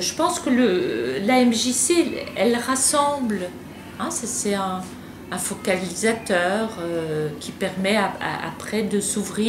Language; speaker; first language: French; non-native, learner; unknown